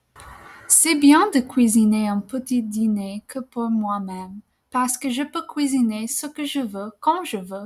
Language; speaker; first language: French; non-native, fluent; English